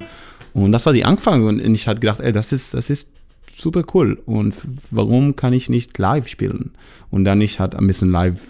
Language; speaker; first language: German; non-native, learner; Hebrew